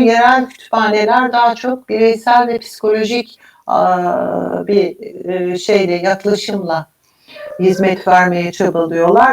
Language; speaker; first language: Turkish; native; Turkish